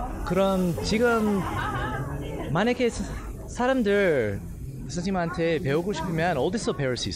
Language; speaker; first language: Korean; non-native, learner; English